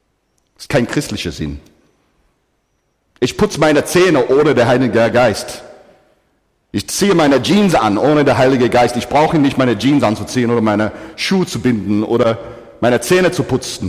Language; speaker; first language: German; non-native, fluent; English